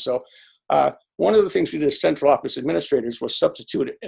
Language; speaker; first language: English; native; English